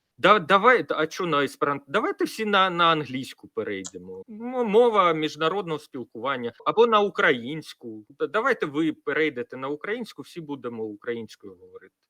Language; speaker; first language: Ukrainian; non-native, local second language; Russian